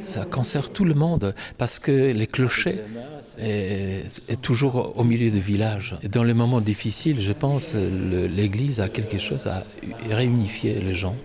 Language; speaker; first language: French; non-native, fluent; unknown